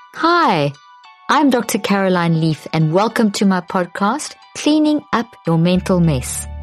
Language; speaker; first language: English; native; English